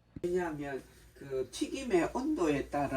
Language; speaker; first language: Korean; native; Korean